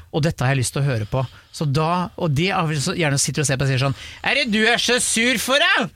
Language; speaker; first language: Norwegian; native; Norwegian